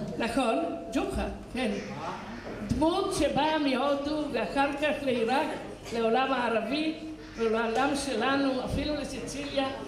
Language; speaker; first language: Hebrew; non-native, fluent; Italian